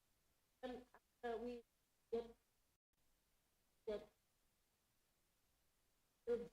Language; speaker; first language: English; non-native, fluent; Indonesian